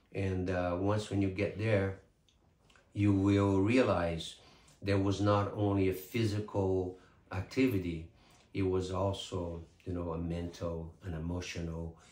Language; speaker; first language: English; non-native, fluent; Portuguese